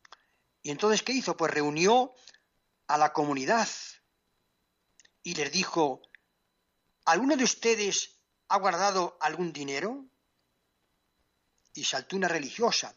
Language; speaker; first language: Spanish; native; Spanish